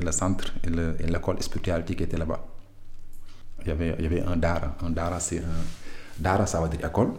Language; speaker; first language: French; non-native, local second language; Wolof